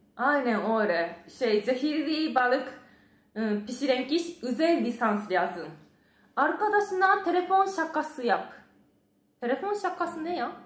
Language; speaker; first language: Turkish; non-native, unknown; Japanese